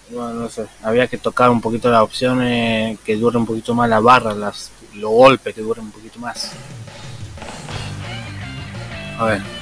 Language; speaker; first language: Spanish; native; Spanish